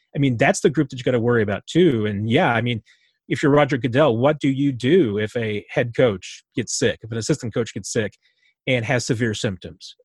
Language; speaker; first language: English; native; English